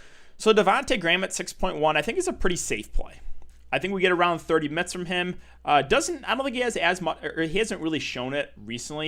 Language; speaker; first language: English; native; English